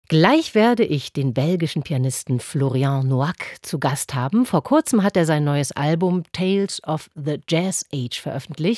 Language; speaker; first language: German; native; German